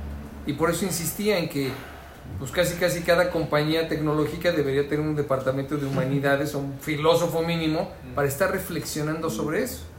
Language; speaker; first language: Spanish; native; Spanish